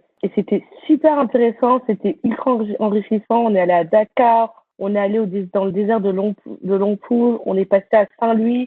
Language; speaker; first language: French; native; French